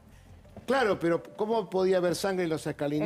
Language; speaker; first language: Spanish; native; Spanish